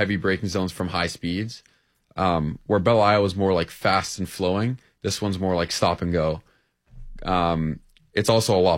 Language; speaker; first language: English; native; English